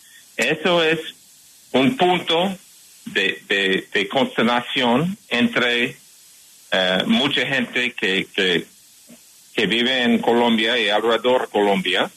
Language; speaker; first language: Spanish; non-native, fluent; English